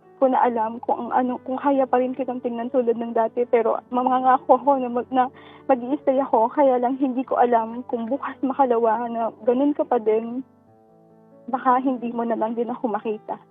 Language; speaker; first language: Filipino; native; Filipino